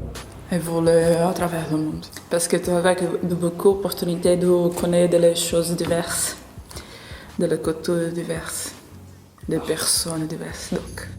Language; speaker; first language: French; non-native, learner; Portuguese